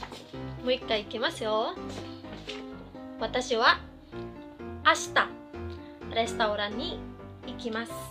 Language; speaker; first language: Japanese; non-native, fluent; Cebuano